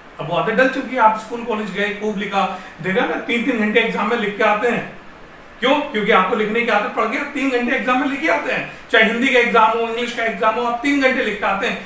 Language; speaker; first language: Hindi; native; Hindi